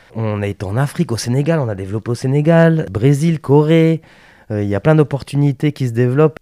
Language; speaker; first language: French; native; French